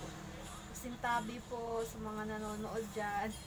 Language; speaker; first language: Filipino; native; Filipino